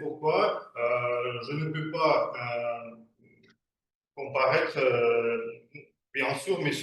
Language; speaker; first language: French; non-native, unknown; Russian